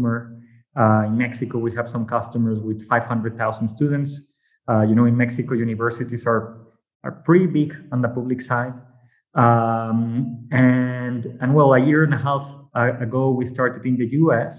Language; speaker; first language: English; non-native, fluent; Spanish